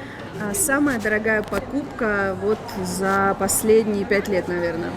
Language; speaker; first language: Russian; native; Russian